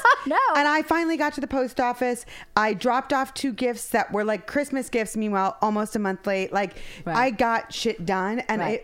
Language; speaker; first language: English; native; English